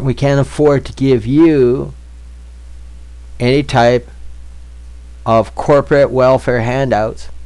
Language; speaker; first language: English; native; English